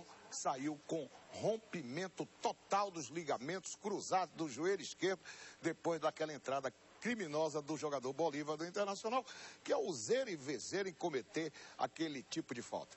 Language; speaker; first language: Portuguese; native; Portuguese